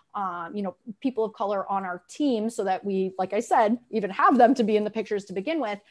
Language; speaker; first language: English; native; English